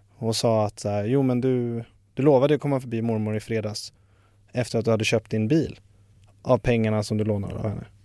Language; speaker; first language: Swedish; native; Swedish